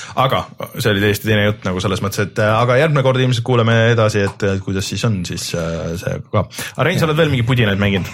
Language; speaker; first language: Estonian; native; Estonian